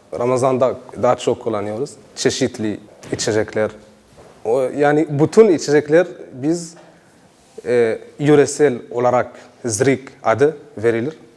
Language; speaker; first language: Turkish; non-native, learner; Arabic